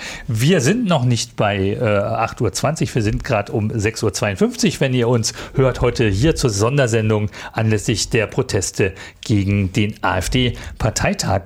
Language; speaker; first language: German; native; German